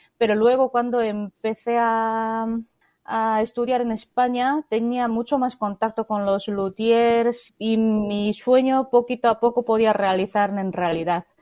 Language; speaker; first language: Spanish; non-native, fluent; Korean